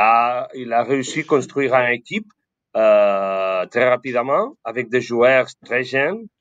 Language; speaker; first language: French; non-native, fluent; Spanish